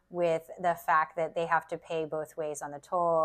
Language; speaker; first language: English; native; English